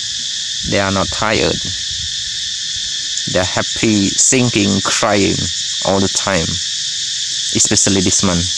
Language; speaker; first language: English; non-native, learner; Khmer